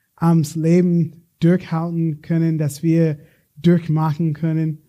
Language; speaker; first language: German; non-native, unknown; English